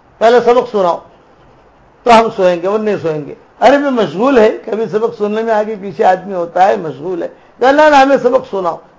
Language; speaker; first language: Urdu; non-native, local second language; Gujarati